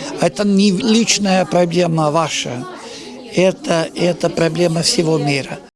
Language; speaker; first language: Russian; non-native, learner; Italian